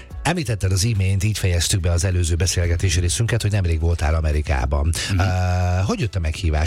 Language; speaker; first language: Hungarian; native; Hungarian